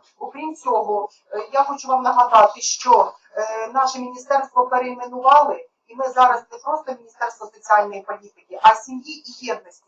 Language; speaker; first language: Ukrainian; native; Ukrainian